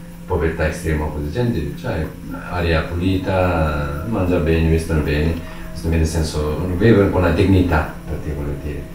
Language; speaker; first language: Italian; non-native, learner; Tibetan